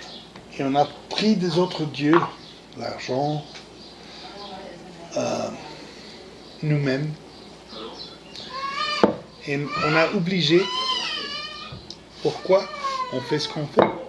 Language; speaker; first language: French; non-native, fluent; Spanish